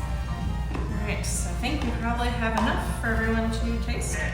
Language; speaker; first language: English; native; English